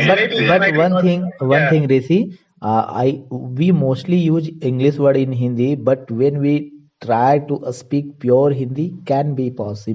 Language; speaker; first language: English; non-native, learner; Hindi